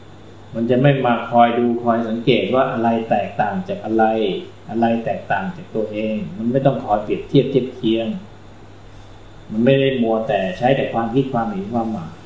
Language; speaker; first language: Thai; native; Thai